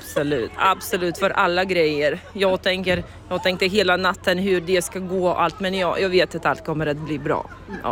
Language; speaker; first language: Swedish; non-native, learner; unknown